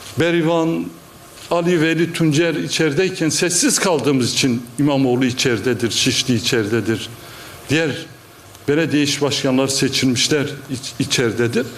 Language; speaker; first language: Turkish; non-native, local second language; Kurdish